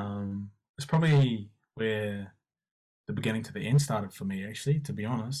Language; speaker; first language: English; native; English